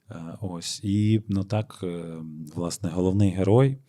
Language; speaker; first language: Ukrainian; native; Ukrainian